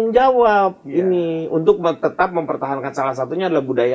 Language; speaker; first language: Indonesian; native; Indonesian